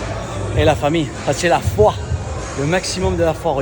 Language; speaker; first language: French; native; French